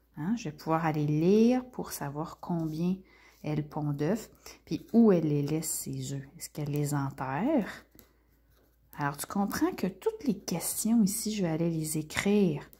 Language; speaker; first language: French; native; French